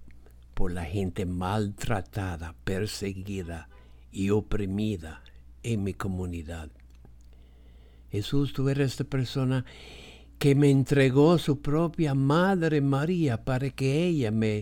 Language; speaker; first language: Spanish; non-native, fluent; English